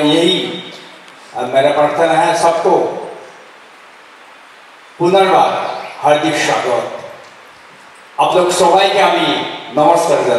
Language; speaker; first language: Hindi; non-native, local second language; Assamese